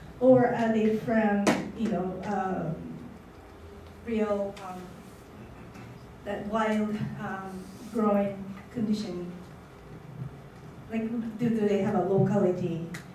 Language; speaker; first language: English; non-native, fluent; Japanese